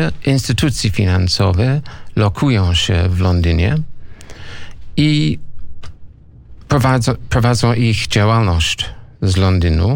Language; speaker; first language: Polish; non-native, learner; English